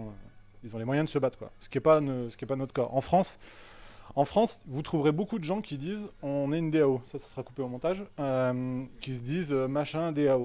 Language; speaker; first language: French; native; French